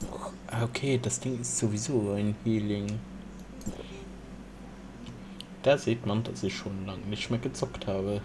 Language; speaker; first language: German; non-native, local second language; Luxembourgish